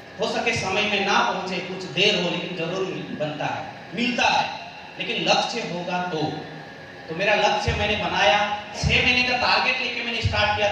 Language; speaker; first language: Hindi; non-native, local second language; Nepali